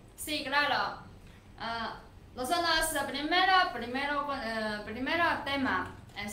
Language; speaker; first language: Spanish; non-native, learner; Chinese